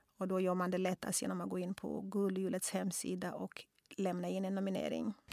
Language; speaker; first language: Swedish; non-native, fluent; Kongo